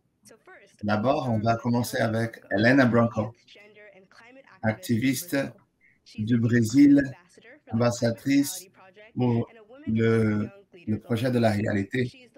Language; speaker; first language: French; non-native, fluent; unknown